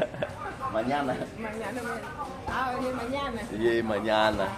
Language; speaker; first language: Spanish; non-native, learner; English